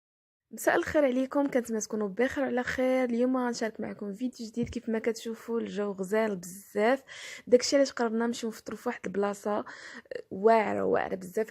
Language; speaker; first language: Arabic; native; Arabic